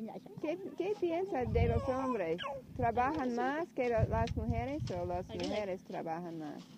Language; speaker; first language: Spanish; non-native, learner; English